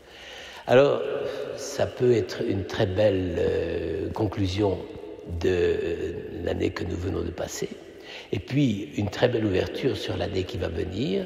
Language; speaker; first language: French; native; French